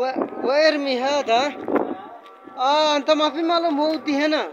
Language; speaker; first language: Arabic; non-native, learner; Bangla